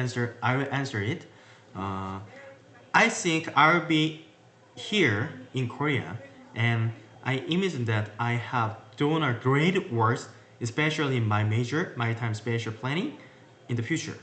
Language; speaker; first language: English; non-native, learner; Korean